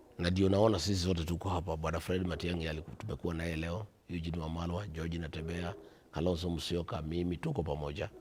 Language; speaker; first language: Swahili; non-native, local second language; Kikuyu